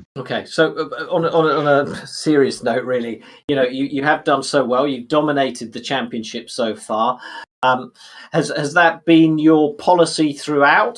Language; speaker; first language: English; native; English